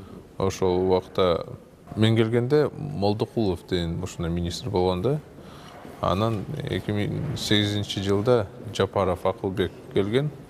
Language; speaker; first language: Kyrgyz; non-native, local second language; Russian